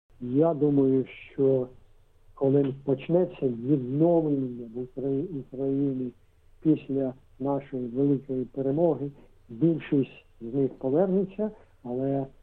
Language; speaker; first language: Ukrainian; non-native, local second language; Russian